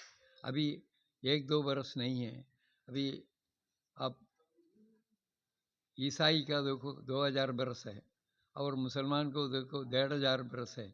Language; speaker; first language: Hindi; non-native, local second language; Malayalam